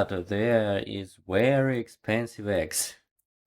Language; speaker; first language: English; non-native, learner; Ukrainian